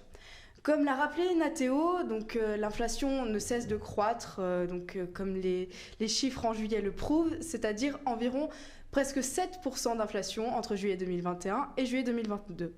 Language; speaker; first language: French; native; French